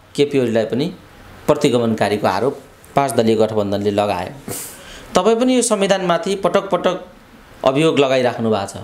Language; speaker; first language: Nepali; native; Nepali